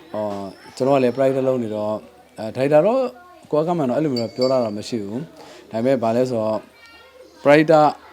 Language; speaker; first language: Burmese; native; Burmese